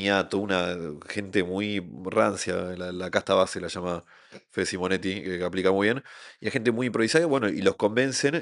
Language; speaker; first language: Spanish; native; Spanish